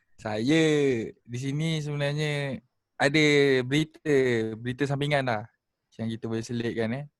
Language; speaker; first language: Malay; native; Malay